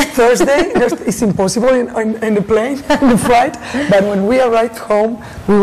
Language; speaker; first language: English; non-native, learner; Spanish